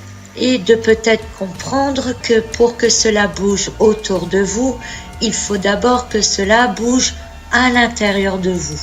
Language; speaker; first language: French; native; French